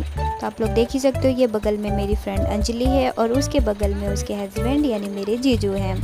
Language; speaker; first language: Hindi; native; Hindi